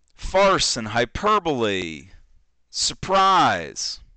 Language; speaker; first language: English; native; English